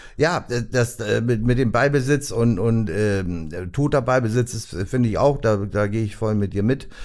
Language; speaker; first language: German; native; German